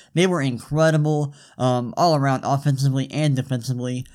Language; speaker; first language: English; native; English